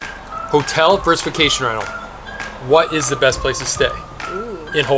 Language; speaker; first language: English; native; English